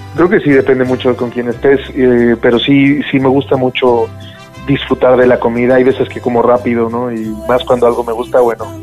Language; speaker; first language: Spanish; native; Spanish